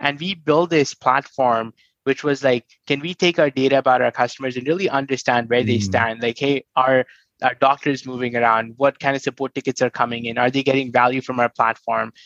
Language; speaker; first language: English; non-native, local second language; Hindi